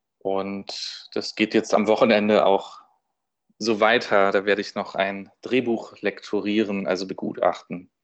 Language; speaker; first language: German; native; German